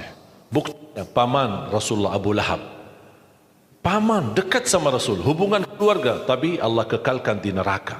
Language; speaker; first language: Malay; non-native, fluent; Arabic